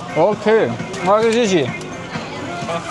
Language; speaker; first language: Chinese; non-native, learner; Urdu